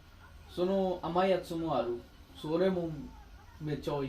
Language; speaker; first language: Japanese; non-native, learner; Urdu